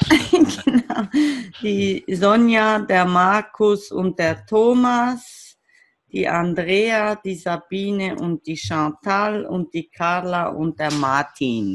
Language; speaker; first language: German; native; German